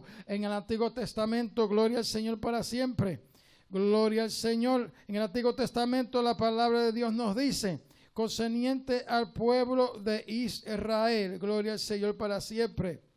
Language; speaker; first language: Spanish; native; Spanish